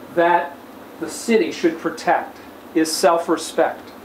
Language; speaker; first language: English; native; English